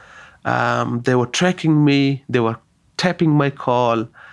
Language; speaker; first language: English; non-native, local second language; Hazaragi